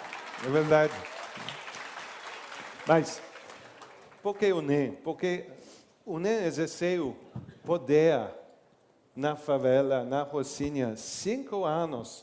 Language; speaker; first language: Portuguese; non-native, learner; English